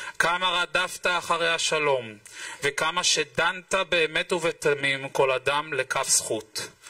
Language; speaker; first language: Hebrew; native; Hebrew